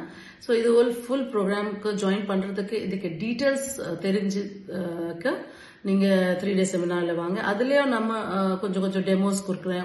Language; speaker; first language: Tamil; non-native, fluent; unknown